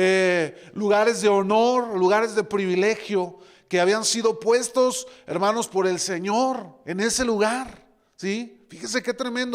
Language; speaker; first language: Spanish; native; Spanish